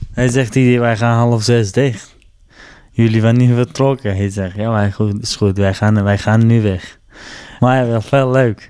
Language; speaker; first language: Dutch; non-native, learner; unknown